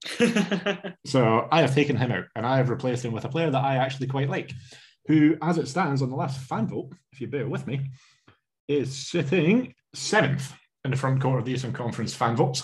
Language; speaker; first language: English; native; English